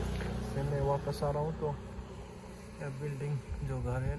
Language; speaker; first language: Hindi; non-native, local second language; Nepali